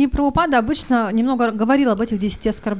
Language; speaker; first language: Russian; native; Russian